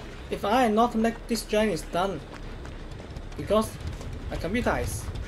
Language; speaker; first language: English; non-native, learner; Chinese